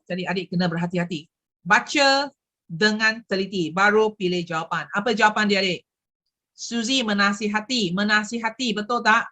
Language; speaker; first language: Malay; non-native, local second language; Chinese